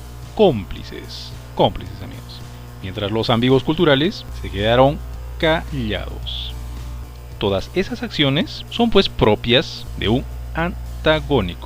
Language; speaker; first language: Spanish; native; Spanish